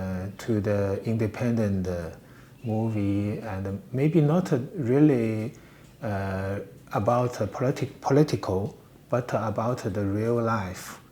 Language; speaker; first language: English; non-native, learner; Chinese